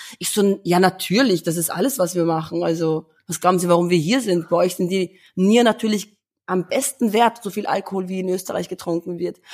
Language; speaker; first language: German; early bilingual, other home language; Albanian